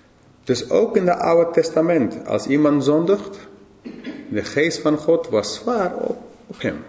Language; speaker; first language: Dutch; non-native, fluent; English